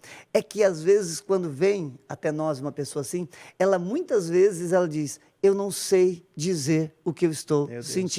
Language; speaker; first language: Portuguese; native; Portuguese